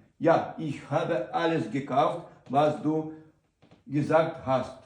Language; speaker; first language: German; non-native, learner; Ukrainian